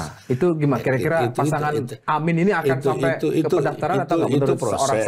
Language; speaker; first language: Indonesian; native; Indonesian